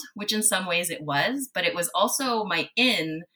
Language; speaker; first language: English; native; English